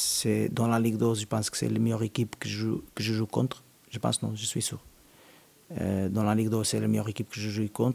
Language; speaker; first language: French; non-native, learner; Portuguese